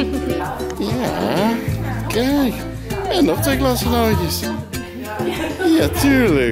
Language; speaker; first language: Dutch; native; Dutch